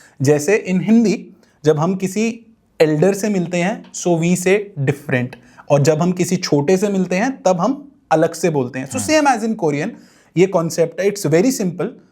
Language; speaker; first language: Hindi; native; Hindi